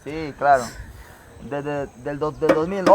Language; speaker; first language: Spanish; native; Spanish